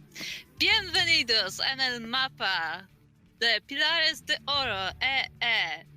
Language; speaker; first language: Spanish; non-native, learner; English